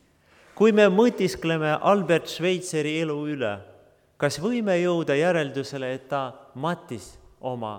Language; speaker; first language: Estonian; non-native, local second language; Russian